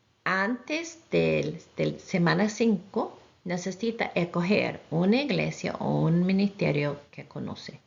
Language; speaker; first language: Spanish; non-native, fluent; English